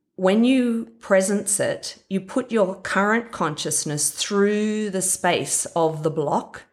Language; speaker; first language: English; native; English